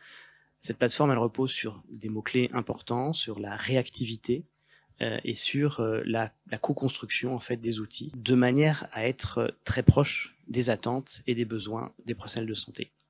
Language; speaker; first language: French; native; French